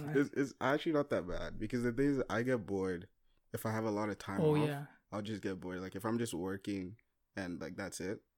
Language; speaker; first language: English; early bilingual, other home language; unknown